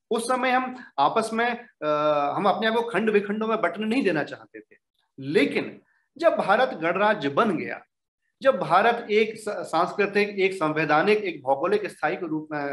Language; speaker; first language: Hindi; native; Hindi